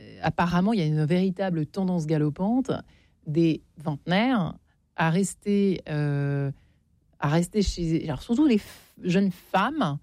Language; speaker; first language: French; native; French